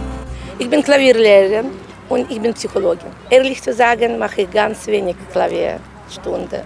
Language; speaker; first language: German; non-native, learner; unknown